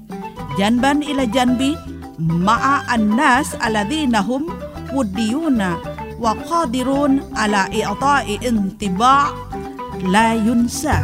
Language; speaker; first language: Arabic; non-native, fluent; Indonesian